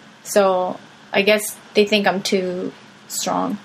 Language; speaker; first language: English; non-native, fluent; Japanese